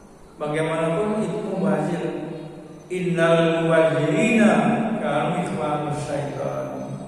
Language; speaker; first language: Indonesian; native; Indonesian